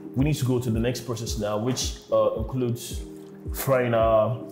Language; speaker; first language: English; non-native, local second language; Yoruba